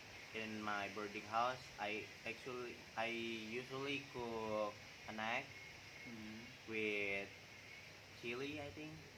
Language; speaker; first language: English; non-native, learner; Indonesian